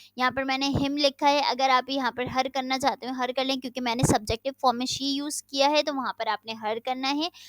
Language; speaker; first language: Urdu; native; Urdu